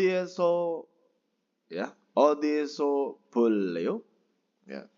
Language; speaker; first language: Korean; non-native, fluent; Indonesian